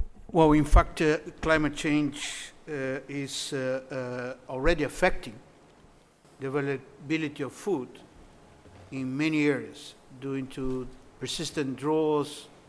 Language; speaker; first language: English; non-native, fluent; Portuguese